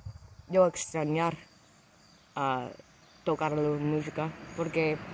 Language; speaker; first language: Spanish; non-native, learner; English